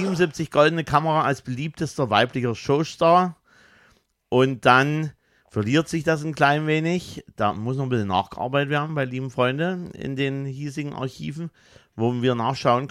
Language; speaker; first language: German; native; German